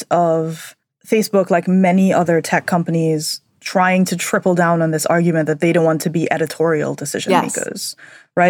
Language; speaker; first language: English; native; English